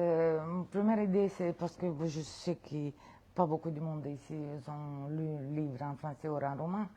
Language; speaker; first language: French; non-native, fluent; Romanian